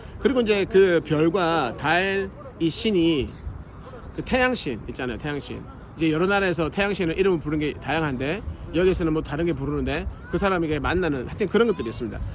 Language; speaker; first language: Korean; native; Korean